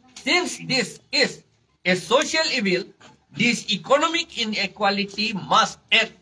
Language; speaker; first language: English; non-native, local second language; Karbi